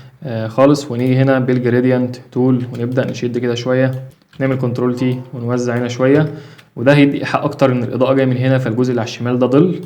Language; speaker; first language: Arabic; native; Arabic